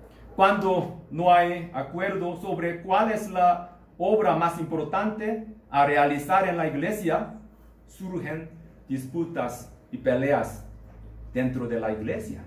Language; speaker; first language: Spanish; non-native, learner; Korean